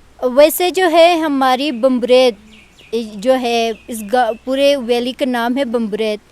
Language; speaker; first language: Urdu; non-native, local second language; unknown